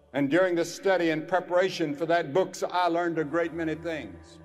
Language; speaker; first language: English; native; English